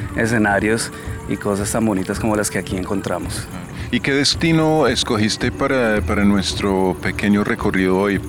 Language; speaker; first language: Spanish; native; Spanish